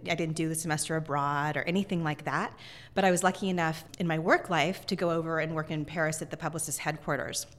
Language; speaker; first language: English; native; English